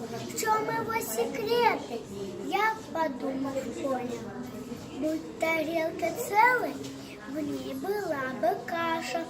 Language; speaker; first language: Russian; non-native, local second language; Chuvash